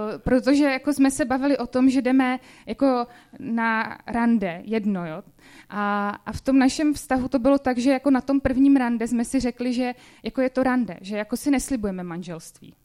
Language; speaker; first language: Czech; native; Czech